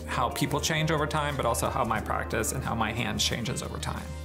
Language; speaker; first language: English; native; English